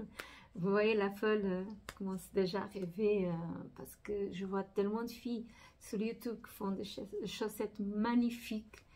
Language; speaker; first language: French; non-native, fluent; Portuguese